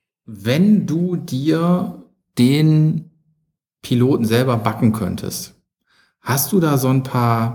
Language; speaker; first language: German; native; German